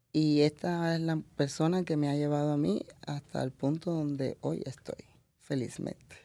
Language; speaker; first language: Spanish; native; Spanish